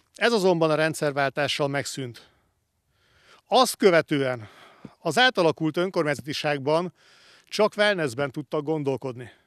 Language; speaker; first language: Hungarian; native; Hungarian